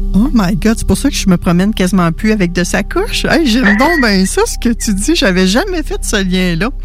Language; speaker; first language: French; native; French